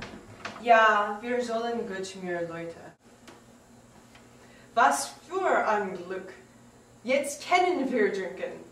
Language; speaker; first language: German; non-native, learner; English